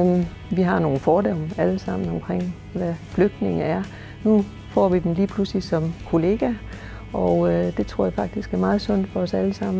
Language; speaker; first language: Danish; native; Danish